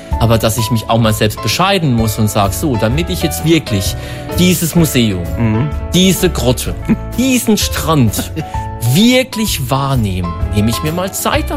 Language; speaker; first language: German; native; German